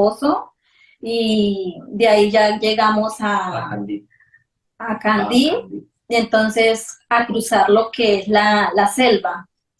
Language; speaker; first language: Spanish; native; Spanish